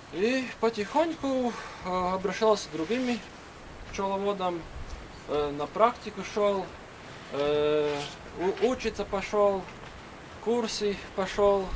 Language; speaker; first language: Russian; non-native, learner; Latvian